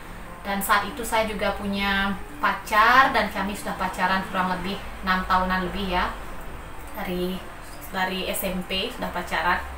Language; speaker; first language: Indonesian; non-native, local second language; Balinese